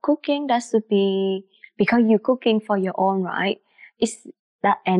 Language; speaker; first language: English; non-native, learner; Vietnamese